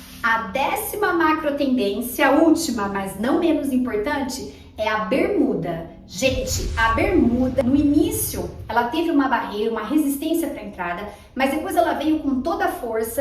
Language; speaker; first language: Portuguese; native; Portuguese